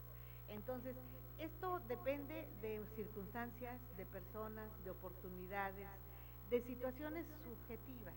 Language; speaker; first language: Spanish; native; Spanish